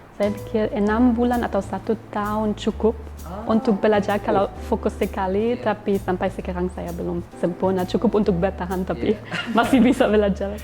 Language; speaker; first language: Indonesian; non-native, fluent; German